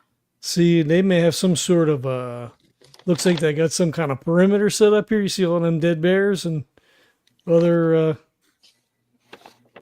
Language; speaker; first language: English; native; English